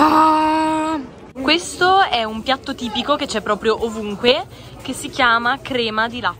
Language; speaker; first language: Italian; native; Italian